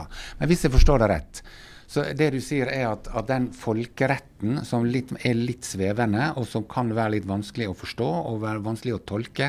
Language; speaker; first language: Norwegian; native; Norwegian